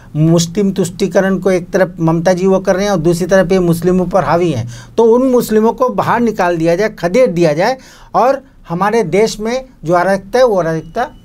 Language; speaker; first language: Hindi; non-native, local second language; Bangla